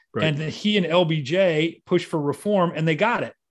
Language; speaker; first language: English; native; English